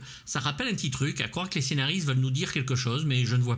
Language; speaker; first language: French; native; French